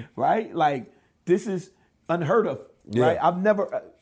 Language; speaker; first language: English; native; English